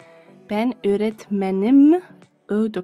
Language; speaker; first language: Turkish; non-native, learner; English